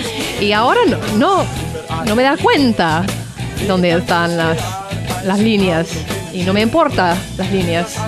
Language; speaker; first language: Spanish; non-native, learner; English